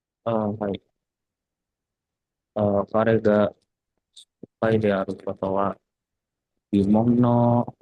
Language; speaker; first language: Japanese; non-native, learner; Indonesian